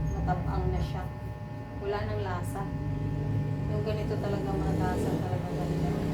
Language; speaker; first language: Filipino; non-native, local second language; Cebuano